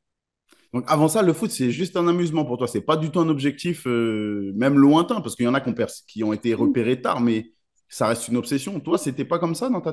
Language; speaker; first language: French; native; French